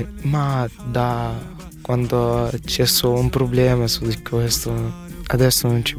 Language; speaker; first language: Italian; non-native, learner; Arabic